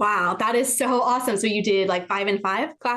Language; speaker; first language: English; native; English